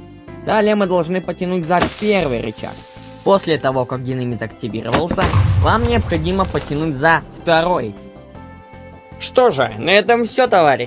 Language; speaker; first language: Russian; native; Russian